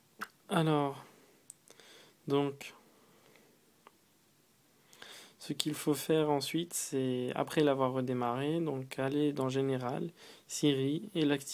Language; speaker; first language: French; native; French